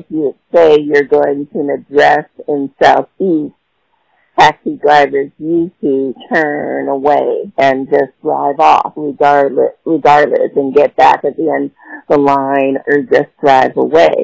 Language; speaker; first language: English; native; English